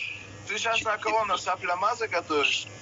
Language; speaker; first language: Russian; native; Russian